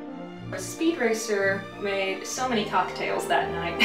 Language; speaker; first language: English; native; English